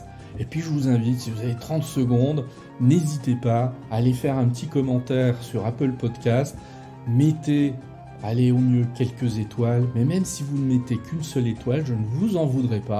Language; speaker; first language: French; native; French